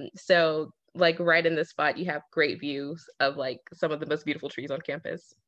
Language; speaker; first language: English; native; English